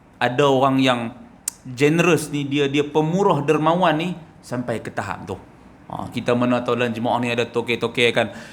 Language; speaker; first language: Malay; native; Malay